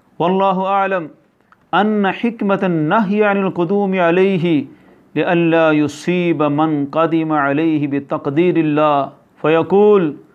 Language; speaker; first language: Arabic; non-native, fluent; Urdu